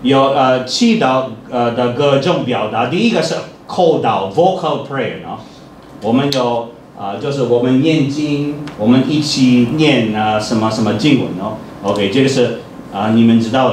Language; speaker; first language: Chinese; non-native, fluent; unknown